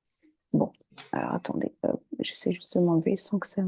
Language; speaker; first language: French; native; French